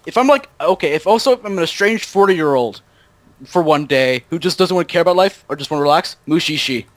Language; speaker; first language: English; native; English